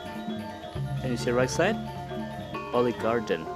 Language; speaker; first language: English; non-native, local second language; Indonesian